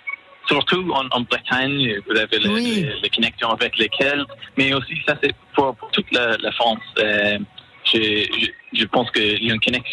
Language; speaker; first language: French; non-native, learner; English